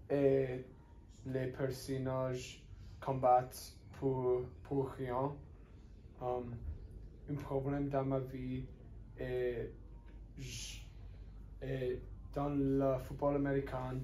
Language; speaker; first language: French; non-native, learner; English